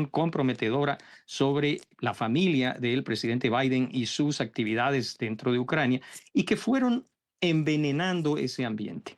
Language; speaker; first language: Spanish; native; Spanish